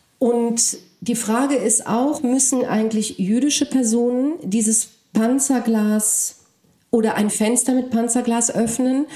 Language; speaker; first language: German; early bilingual, other home language; Polish